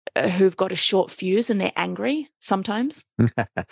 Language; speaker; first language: English; native; English